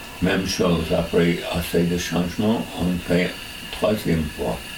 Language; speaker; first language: French; non-native, fluent; English